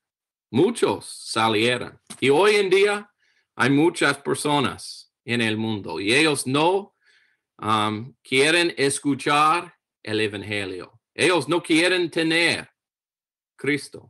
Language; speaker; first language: Spanish; non-native, learner; English